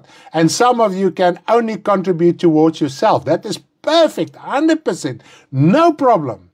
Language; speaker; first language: English; non-native, local second language; Afrikaans